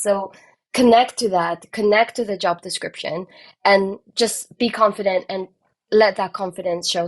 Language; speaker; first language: English; non-native, fluent; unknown